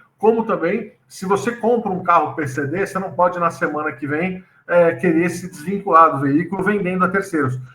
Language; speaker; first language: Portuguese; native; Portuguese